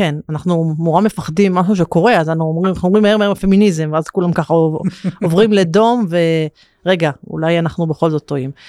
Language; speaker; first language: Hebrew; native; Hebrew